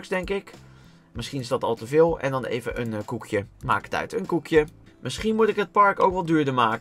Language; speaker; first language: Dutch; native; Dutch